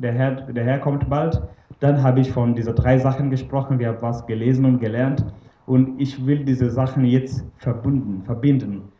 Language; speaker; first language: German; non-native, fluent; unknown